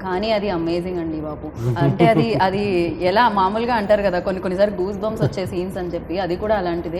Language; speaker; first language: Telugu; native; Telugu